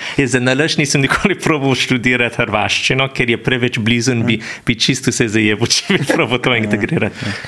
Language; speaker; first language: Slovenian; non-native, fluent; English